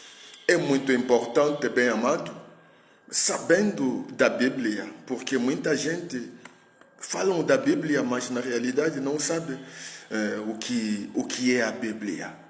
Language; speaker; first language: Portuguese; non-native, fluent; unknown